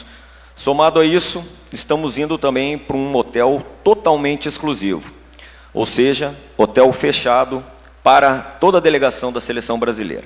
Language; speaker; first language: Portuguese; native; Portuguese